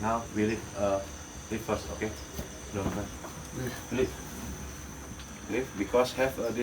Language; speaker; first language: English; non-native, learner; Indonesian